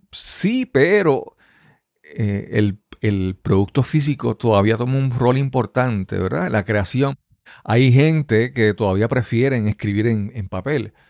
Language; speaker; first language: Spanish; native; Spanish